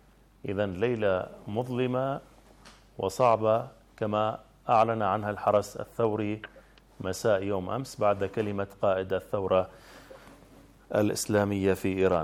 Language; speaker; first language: Arabic; native; Arabic